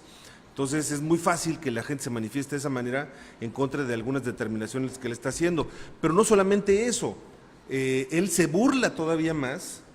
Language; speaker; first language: Spanish; native; Spanish